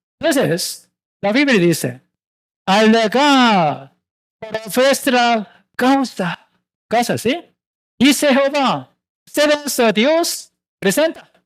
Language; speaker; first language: Spanish; non-native, learner; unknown